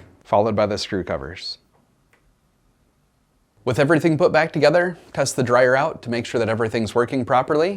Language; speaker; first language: English; native; English